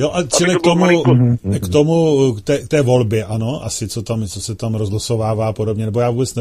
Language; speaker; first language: Czech; native; Czech